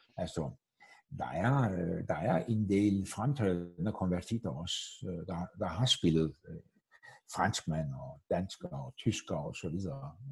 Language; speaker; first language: Danish; non-native, fluent; Turkish